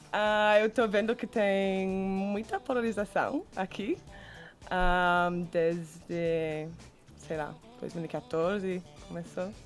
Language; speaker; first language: Portuguese; non-native, fluent; English